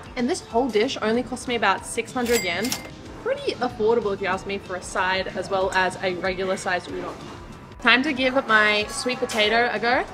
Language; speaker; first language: English; native; English